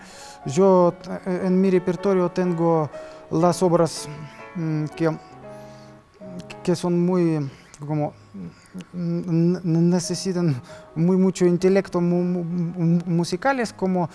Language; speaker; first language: Spanish; non-native, learner; Russian